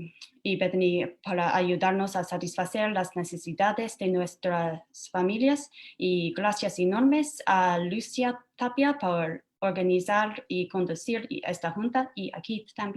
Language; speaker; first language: Spanish; non-native, fluent; English